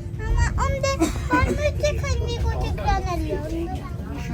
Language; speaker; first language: Swedish; early bilingual, other home language; Mongolian